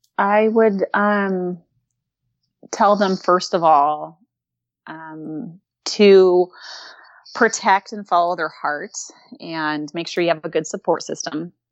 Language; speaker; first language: English; native; English